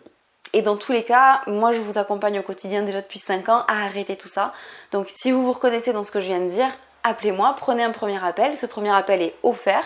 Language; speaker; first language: French; native; French